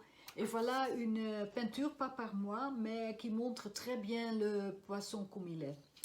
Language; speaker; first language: French; non-native, fluent; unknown